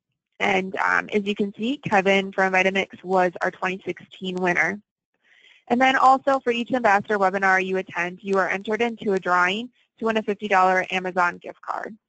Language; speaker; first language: English; native; English